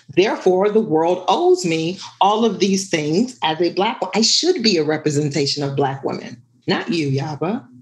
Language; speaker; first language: English; native; English